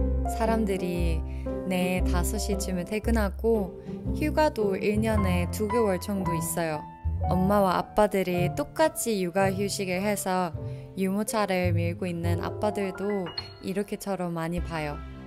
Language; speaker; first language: Korean; non-native, fluent; Norwegian